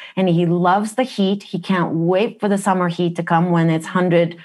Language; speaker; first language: English; non-native, fluent; Japanese